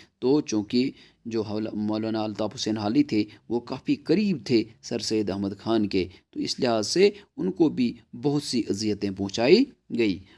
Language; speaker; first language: Urdu; non-native, local second language; Kashmiri